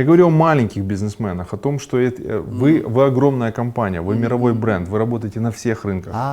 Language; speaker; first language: Russian; native; Russian